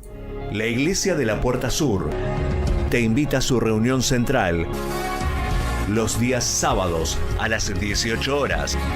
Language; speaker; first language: Spanish; native; Spanish